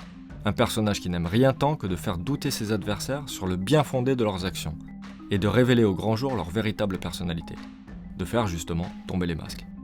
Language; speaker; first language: French; native; French